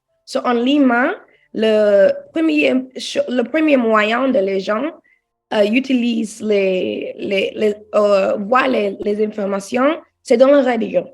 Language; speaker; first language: French; non-native, learner; English